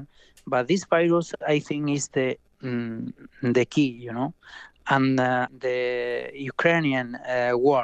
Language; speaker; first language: English; non-native, fluent; Spanish